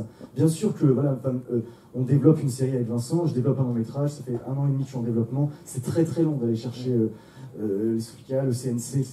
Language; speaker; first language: French; native; French